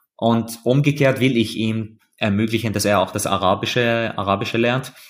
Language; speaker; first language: German; non-native, fluent; Arabic